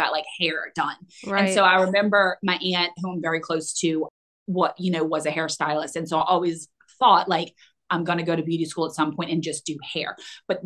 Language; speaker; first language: English; native; English